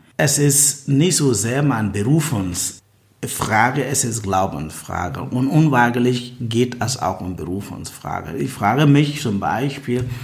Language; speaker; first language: German; non-native, fluent; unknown